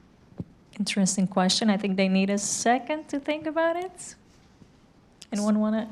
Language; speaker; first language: English; non-native, fluent; Dutch